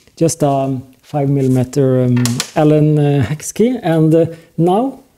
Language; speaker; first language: English; non-native, fluent; Norwegian